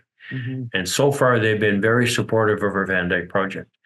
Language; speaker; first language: English; native; English